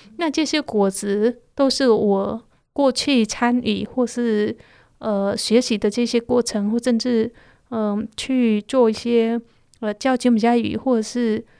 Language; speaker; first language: Chinese; non-native, fluent; Khmer